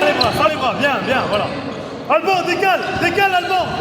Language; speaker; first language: French; native; French